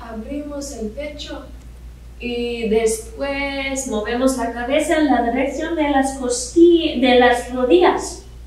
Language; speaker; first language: Spanish; non-native, learner; English